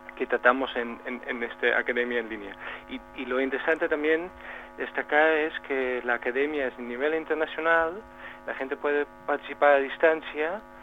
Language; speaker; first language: Spanish; non-native, fluent; Dutch